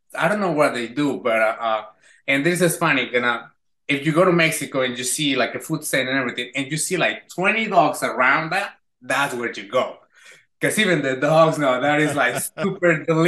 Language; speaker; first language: English; non-native, fluent; Spanish